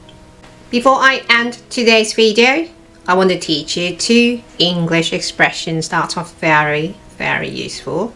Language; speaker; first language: English; non-native, fluent; Cantonese